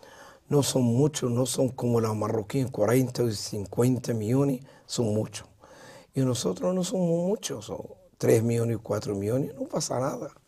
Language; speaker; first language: Spanish; non-native, local second language; Arabic